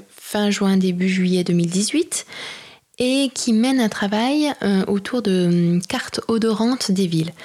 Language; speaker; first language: French; native; French